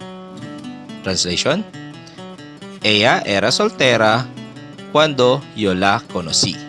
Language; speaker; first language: Spanish; non-native, fluent; Filipino